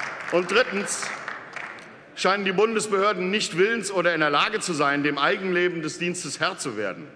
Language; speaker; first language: German; native; German